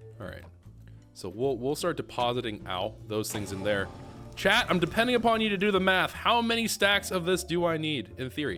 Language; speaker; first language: English; native; English